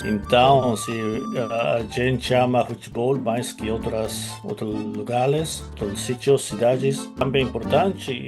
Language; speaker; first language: Portuguese; non-native, fluent; Japanese